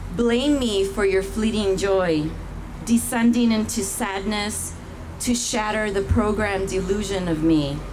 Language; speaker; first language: English; early bilingual, other home language; Spanish